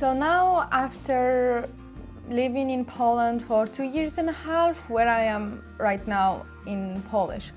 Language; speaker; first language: English; non-native, local second language; Arabic